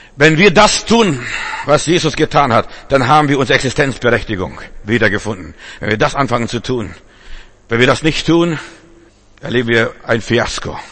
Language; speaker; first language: German; non-native, fluent; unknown